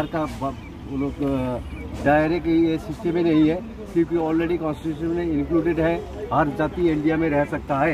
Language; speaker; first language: Hindi; non-native, local second language; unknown